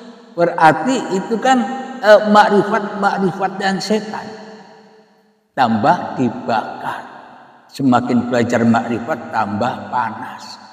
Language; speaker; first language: Indonesian; native; Indonesian